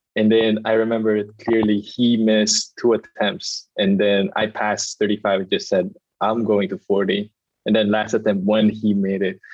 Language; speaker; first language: English; non-native, local second language; Filipino